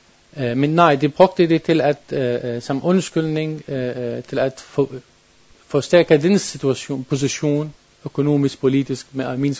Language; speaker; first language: Danish; non-native, learner; Arabic